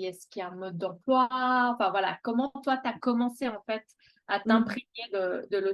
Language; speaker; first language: French; native; French